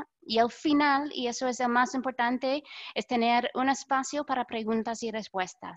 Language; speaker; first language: Spanish; non-native, fluent; English